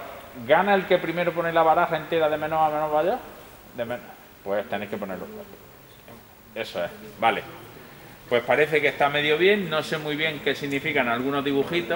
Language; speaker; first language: Spanish; native; Spanish